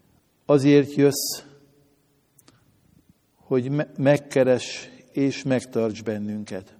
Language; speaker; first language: Hungarian; native; Hungarian